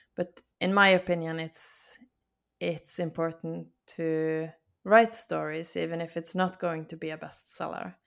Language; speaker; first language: English; non-native, fluent; Norwegian